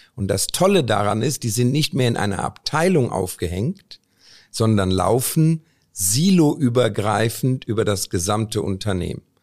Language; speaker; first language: German; early bilingual, other home language; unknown